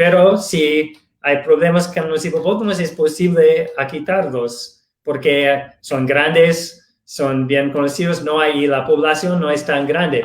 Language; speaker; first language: Spanish; non-native, fluent; English